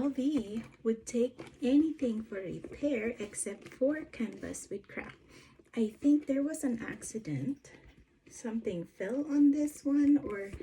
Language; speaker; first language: English; non-native, fluent; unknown